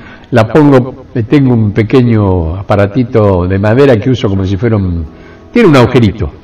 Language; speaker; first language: Spanish; native; Spanish